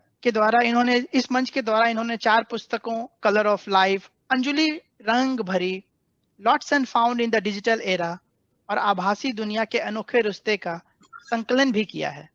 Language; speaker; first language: Hindi; native; Hindi